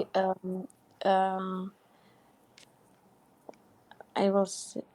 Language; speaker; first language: English; non-native, learner; Arabic